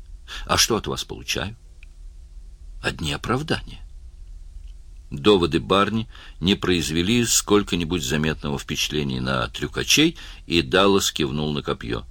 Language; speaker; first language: Russian; native; Russian